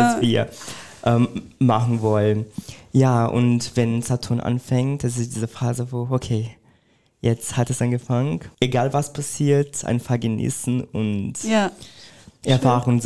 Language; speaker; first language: German; non-native, fluent; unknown